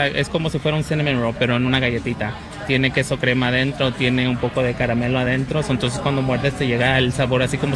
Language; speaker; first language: Spanish; early bilingual, heritage; Spanish